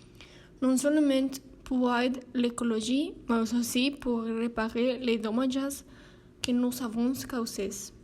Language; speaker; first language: French; non-native, learner; Spanish